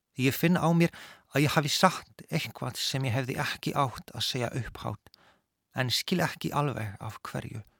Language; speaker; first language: Icelandic; non-native, fluent; Polish